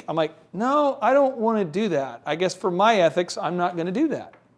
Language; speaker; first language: English; native; English